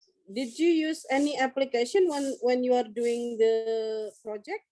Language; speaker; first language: English; non-native, local second language; Indonesian